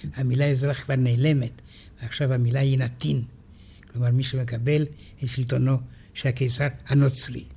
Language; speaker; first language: Hebrew; non-native, fluent; Romanian